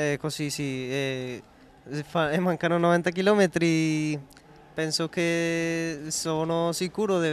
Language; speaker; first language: Italian; non-native, learner; Spanish